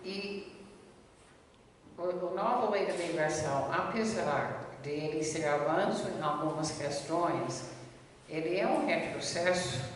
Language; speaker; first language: Portuguese; non-native, fluent; English